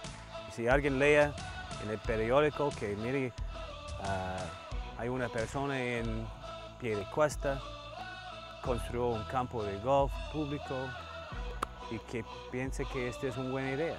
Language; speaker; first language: Spanish; non-native, learner; English